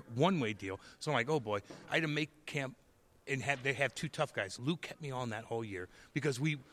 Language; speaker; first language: English; native; English